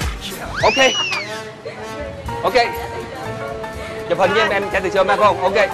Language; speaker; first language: Vietnamese; native; Vietnamese